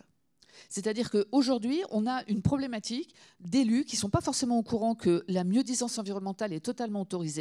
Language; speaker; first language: French; native; French